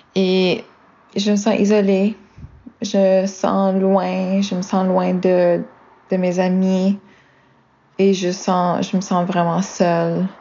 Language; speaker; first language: French; native; French